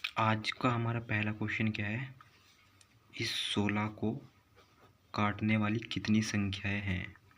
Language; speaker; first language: Hindi; native; Hindi